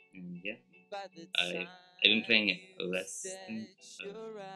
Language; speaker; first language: English; native; English